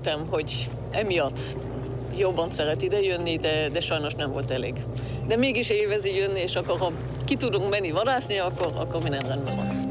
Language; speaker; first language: Hungarian; early bilingual, heritage; Hungarian